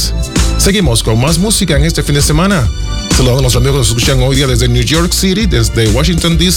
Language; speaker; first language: Spanish; native; Spanish